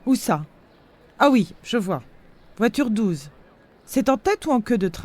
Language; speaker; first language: French; native; French